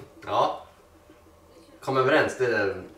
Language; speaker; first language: Swedish; native; Swedish